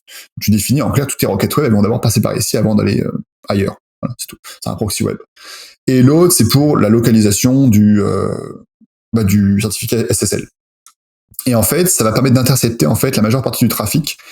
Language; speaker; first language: French; native; French